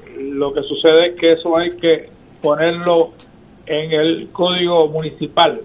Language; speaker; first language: Spanish; native; Spanish